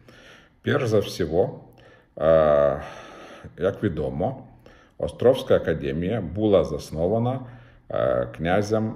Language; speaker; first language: Ukrainian; non-native, fluent; Lithuanian